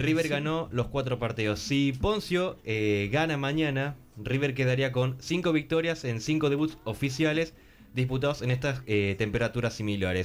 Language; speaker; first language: Spanish; native; Spanish